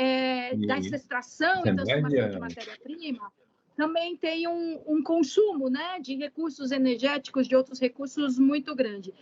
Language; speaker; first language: Portuguese; native; Portuguese